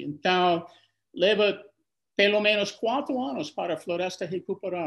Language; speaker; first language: Portuguese; non-native, fluent; English